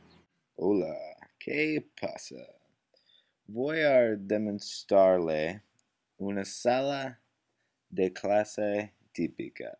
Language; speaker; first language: Spanish; non-native, learner; English